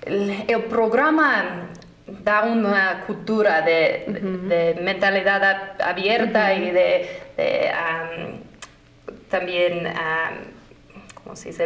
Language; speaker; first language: Spanish; non-native, fluent; English